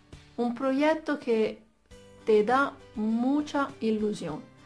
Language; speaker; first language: Spanish; non-native, fluent; Italian